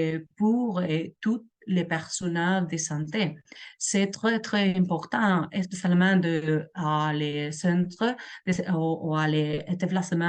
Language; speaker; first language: French; non-native, learner; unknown